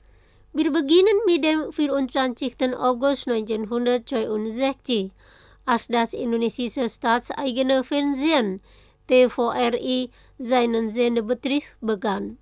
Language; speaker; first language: German; non-native, fluent; Indonesian